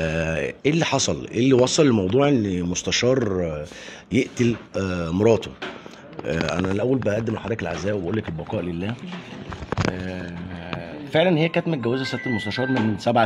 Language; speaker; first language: Arabic; native; Arabic